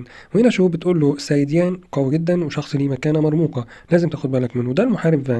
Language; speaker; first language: Arabic; native; Arabic